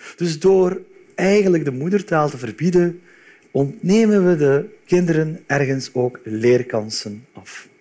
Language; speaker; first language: Dutch; early bilingual, other home language; Turkish